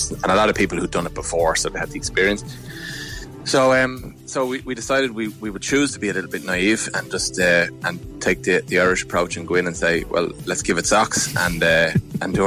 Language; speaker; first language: English; native; English